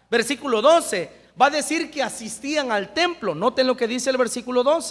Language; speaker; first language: Spanish; native; Spanish